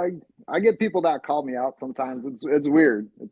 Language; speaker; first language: English; native; English